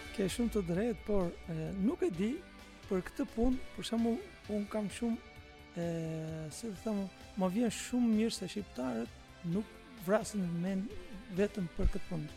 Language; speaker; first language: Albanian; non-native, fluent; Turkish